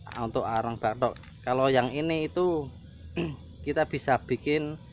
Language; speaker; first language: Indonesian; non-native, local second language; Javanese